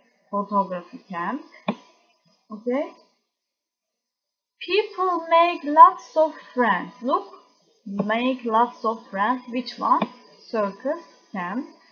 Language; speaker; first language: English; non-native, fluent; Turkish